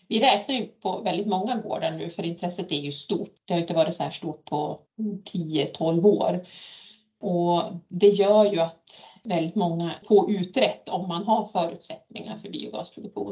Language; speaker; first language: Swedish; native; Swedish